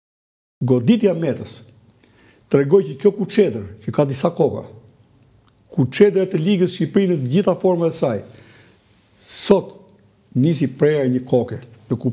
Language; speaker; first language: Albanian; native; Albanian